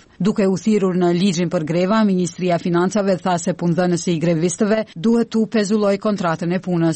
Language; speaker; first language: Albanian; native; Albanian